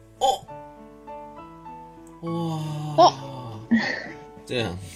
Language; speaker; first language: Chinese; non-native, learner; Korean